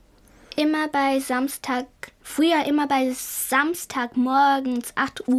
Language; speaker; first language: German; early bilingual, other home language; Chinese